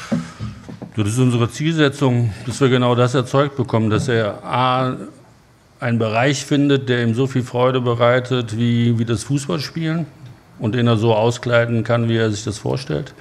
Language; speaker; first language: German; native; German